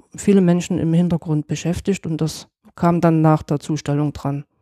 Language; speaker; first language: German; native; German